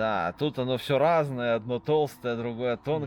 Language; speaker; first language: Russian; native; Russian